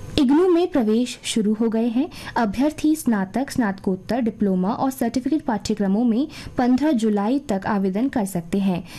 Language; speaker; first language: Hindi; native; Hindi